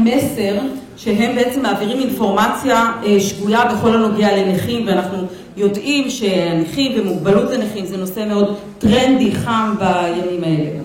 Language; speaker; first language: Hebrew; native; Hebrew